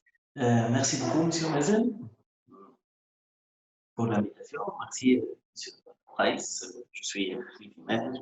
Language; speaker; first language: French; non-native, local second language; Arabic